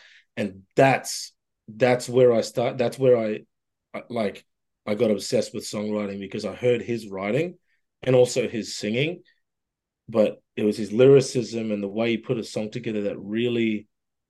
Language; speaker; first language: English; native; English